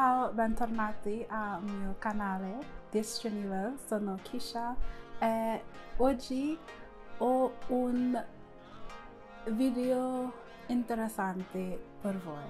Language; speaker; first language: Italian; non-native, learner; English